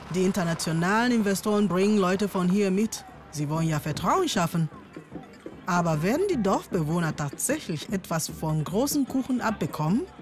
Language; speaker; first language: German; non-native, fluent; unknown